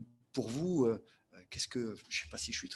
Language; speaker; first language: French; native; French